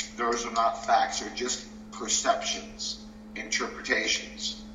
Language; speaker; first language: English; early bilingual, other home language; Spanish